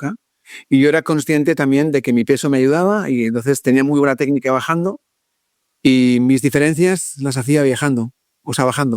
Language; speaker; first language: Spanish; native; Spanish